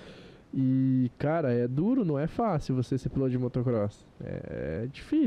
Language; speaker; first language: Portuguese; native; Portuguese